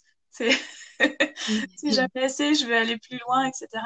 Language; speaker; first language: French; native; French